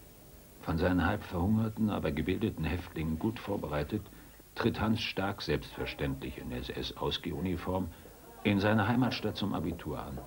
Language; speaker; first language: German; native; German